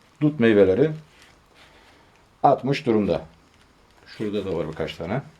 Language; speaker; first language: Turkish; native; Turkish